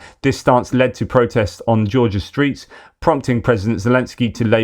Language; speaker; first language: English; native; English